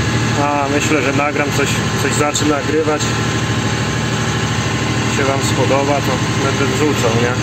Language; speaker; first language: Polish; native; Polish